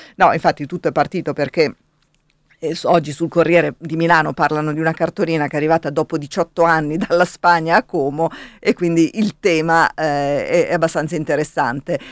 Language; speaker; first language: Italian; native; Italian